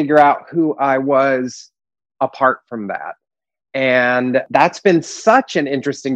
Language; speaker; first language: English; native; English